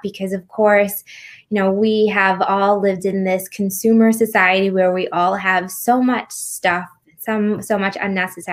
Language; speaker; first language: English; native; English